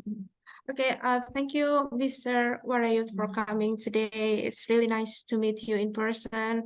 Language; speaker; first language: English; non-native, fluent; Indonesian